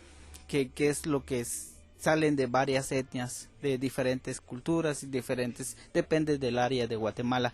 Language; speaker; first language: Spanish; non-native, local second language; Kʼicheʼ